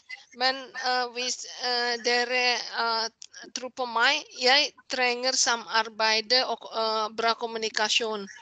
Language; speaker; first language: Norwegian; non-native, learner; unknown